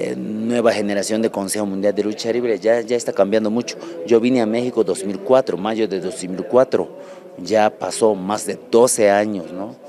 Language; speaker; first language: Spanish; non-native, learner; Japanese